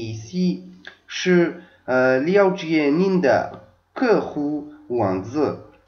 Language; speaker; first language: Chinese; non-native, learner; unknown